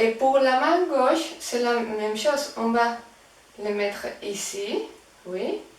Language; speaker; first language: French; non-native, fluent; Spanish